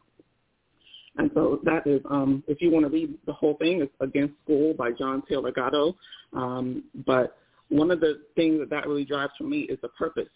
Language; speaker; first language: English; non-native, local second language; Igbo